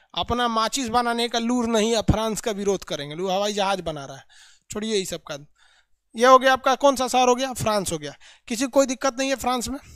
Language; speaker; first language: Hindi; native; Hindi